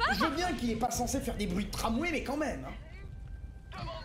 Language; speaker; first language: French; native; French